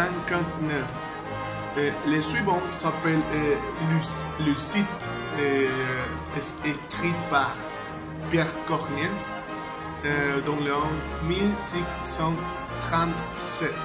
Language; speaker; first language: French; non-native, learner; Spanish